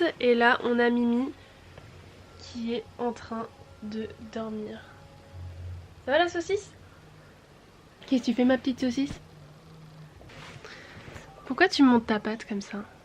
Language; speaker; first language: French; native; French